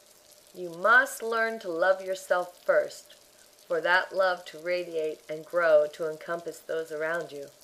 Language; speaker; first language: English; native; English